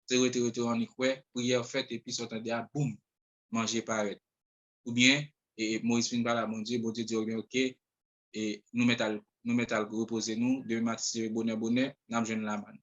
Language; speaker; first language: French; non-native, local second language; Haitian Creole